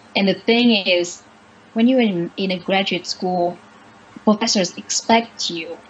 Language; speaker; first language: English; non-native, fluent; Vietnamese